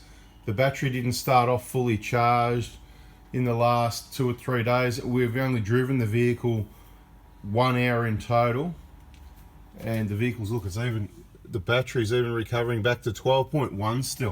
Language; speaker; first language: English; native; English